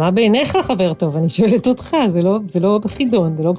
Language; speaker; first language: Hebrew; native; Hebrew